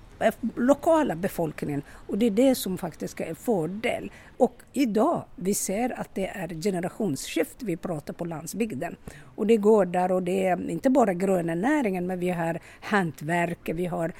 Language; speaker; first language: Swedish; non-native, local second language; Somali